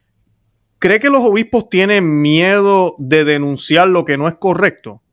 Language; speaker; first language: Spanish; native; Spanish